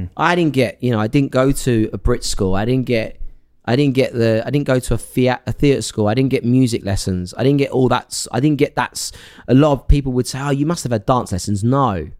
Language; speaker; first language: English; native; English